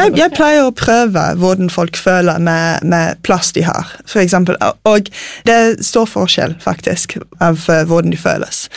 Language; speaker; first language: Norwegian; non-native, fluent; English